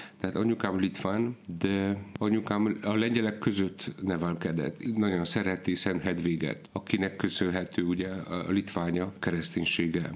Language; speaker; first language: Hungarian; non-native, fluent; Polish